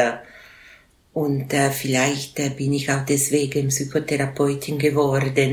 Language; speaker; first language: German; non-native, local second language; Italian